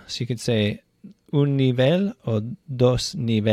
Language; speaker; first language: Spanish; non-native, fluent; English